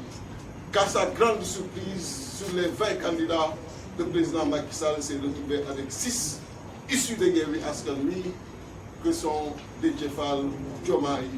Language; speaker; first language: French; non-native, local second language; Wolof